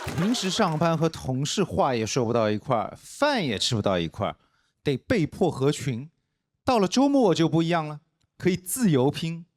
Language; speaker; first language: Chinese; native; Chinese